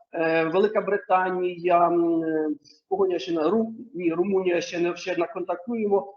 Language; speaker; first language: Ukrainian; native; Ukrainian